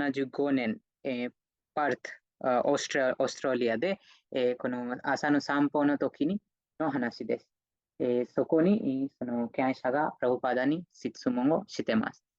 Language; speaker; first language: Japanese; non-native, fluent; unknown